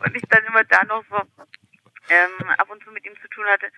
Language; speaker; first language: German; native; German